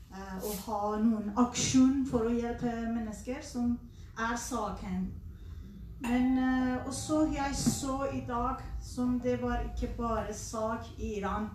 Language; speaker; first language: Norwegian; non-native, learner; Persian